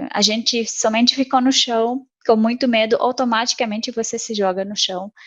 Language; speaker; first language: Portuguese; non-native, fluent; Arabic